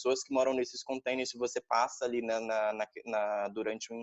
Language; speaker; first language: Portuguese; native; Portuguese